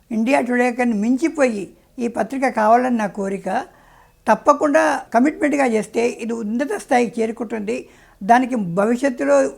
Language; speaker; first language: Telugu; native; Telugu